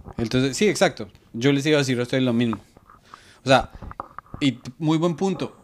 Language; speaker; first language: Spanish; native; Spanish